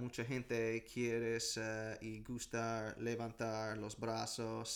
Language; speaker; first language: Spanish; non-native, learner; English